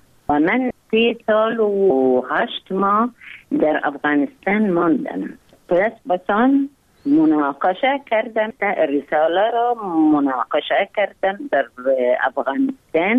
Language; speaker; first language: Persian; non-native, learner; Arabic